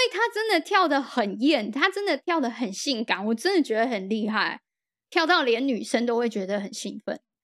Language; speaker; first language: Chinese; native; Chinese